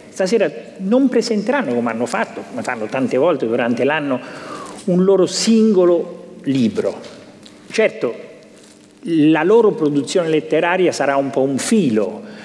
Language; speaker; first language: Italian; native; Italian